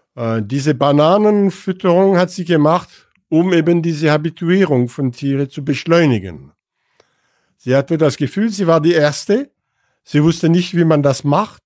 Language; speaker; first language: German; non-native, fluent; French